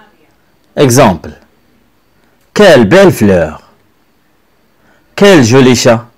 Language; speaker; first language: French; non-native, local second language; Arabic